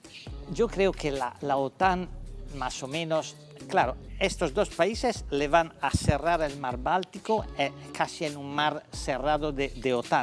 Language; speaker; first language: Spanish; non-native, fluent; Italian